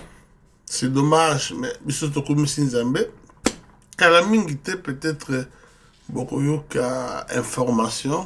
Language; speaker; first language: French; non-native, local second language; Lingala